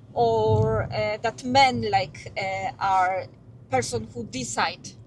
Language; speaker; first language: English; non-native, learner; Polish